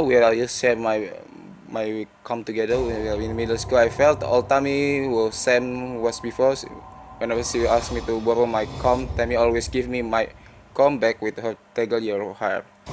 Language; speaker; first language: English; non-native, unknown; Indonesian